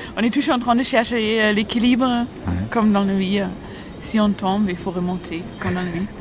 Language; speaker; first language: French; non-native, fluent; German